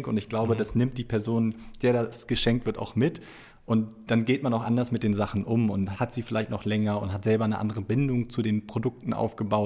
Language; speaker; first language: German; native; German